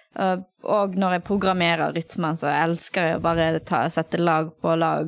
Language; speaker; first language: Norwegian; early bilingual, other home language; Tamil